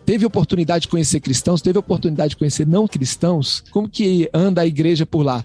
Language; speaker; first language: Portuguese; native; Portuguese